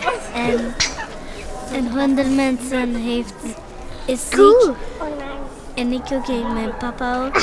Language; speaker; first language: Dutch; non-native, learner; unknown